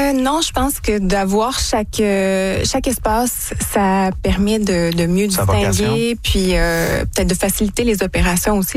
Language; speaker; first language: French; native; French